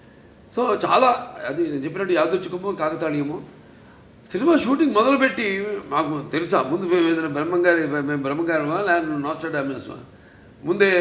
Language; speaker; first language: Telugu; native; Telugu